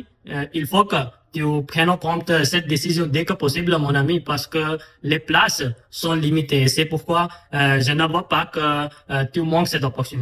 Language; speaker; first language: French; non-native, fluent; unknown